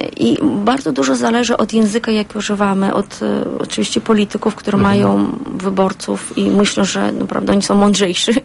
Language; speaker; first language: Polish; non-native, fluent; Azerbaijani